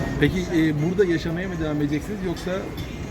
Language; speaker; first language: Turkish; native; Turkish